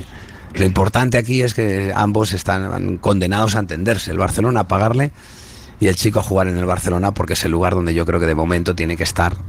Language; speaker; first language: Spanish; native; Spanish